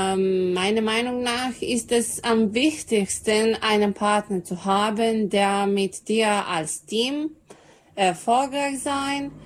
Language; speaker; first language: German; non-native, fluent; Serbian